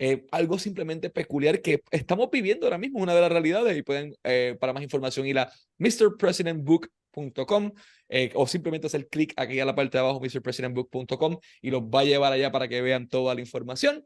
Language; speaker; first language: Spanish; native; Spanish